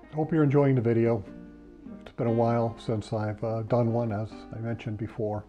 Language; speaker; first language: English; native; English